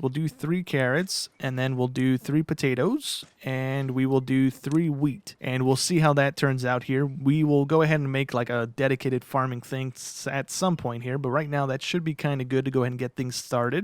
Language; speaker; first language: English; native; English